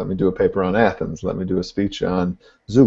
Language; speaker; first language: English; native; English